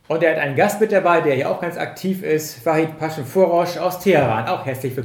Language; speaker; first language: German; native; German